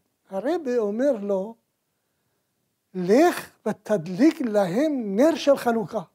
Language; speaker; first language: Hebrew; non-native, fluent; Persian